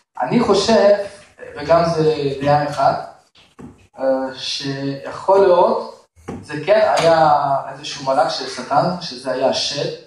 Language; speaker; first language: Hebrew; non-native, fluent; Russian